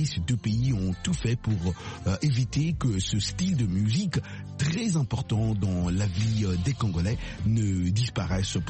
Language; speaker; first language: French; non-native, local second language; Lingala